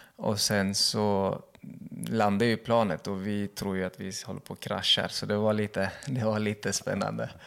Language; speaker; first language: Swedish; early bilingual, other home language; Kurdish